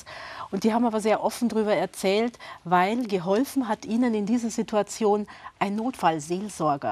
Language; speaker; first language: German; native; German